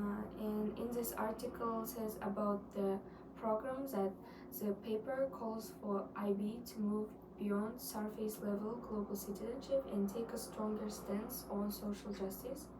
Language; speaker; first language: English; non-native, learner; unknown